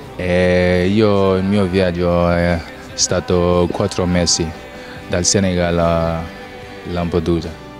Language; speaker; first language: Italian; non-native, learner; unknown